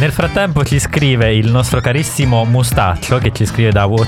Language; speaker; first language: Italian; native; Italian